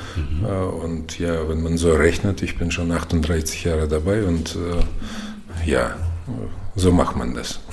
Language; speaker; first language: German; non-native, fluent; Russian